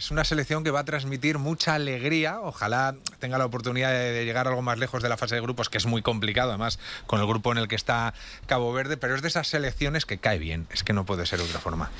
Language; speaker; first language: Spanish; native; Spanish